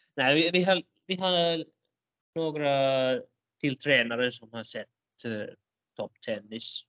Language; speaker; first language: Swedish; non-native, local second language; Finnish